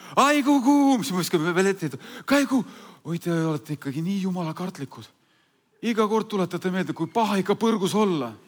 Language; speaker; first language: Estonian; non-native, fluent; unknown